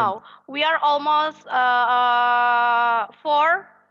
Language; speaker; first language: English; non-native, fluent; Indonesian